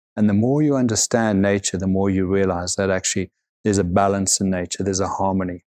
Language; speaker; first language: English; native; English